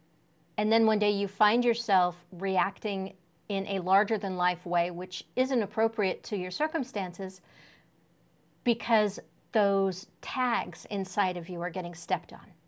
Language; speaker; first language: English; native; English